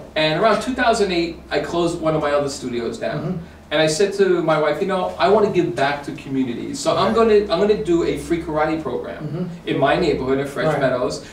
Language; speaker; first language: English; native; English